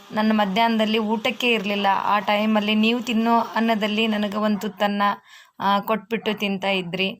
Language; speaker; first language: Kannada; native; Kannada